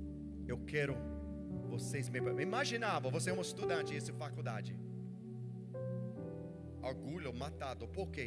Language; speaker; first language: Portuguese; non-native, learner; English